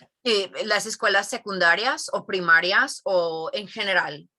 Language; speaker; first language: Spanish; non-native, fluent; English